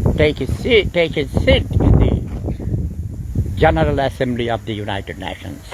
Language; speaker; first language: English; non-native, local second language; Bangla